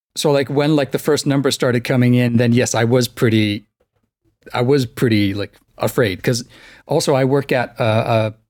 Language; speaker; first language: English; non-native, fluent; Icelandic